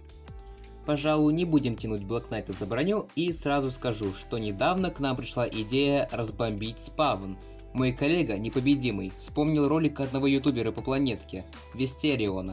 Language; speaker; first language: Russian; native; Russian